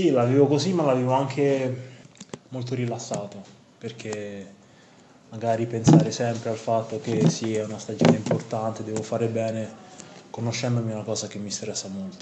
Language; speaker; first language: Italian; non-native, fluent; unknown